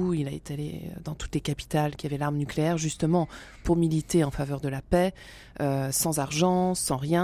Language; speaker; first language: French; native; French